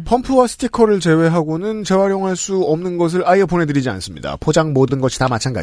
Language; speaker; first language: Korean; native; Korean